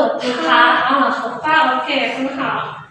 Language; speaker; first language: Chinese; non-native, fluent; Indonesian